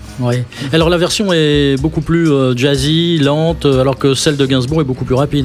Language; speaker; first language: French; native; French